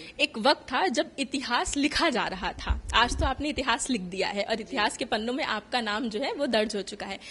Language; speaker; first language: Hindi; native; Hindi